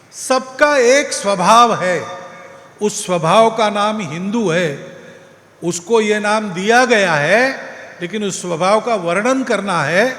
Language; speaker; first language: Hindi; non-native, local second language; Marathi